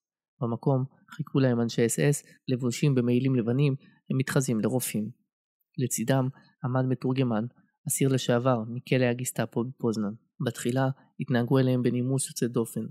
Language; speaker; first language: Hebrew; native; Hebrew